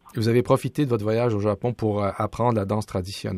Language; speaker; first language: French; native; French